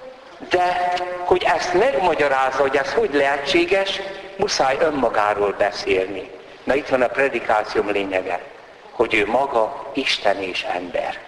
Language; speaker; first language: Hungarian; native; Hungarian